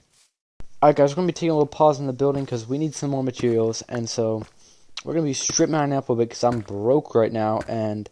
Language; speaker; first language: English; native; English